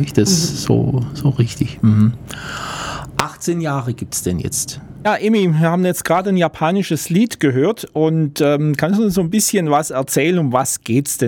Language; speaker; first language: German; native; German